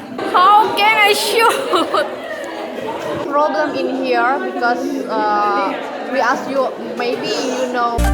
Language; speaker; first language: English; non-native, learner; Indonesian